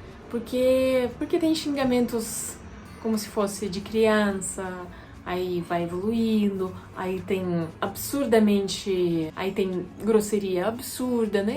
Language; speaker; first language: Portuguese; non-native, fluent; Russian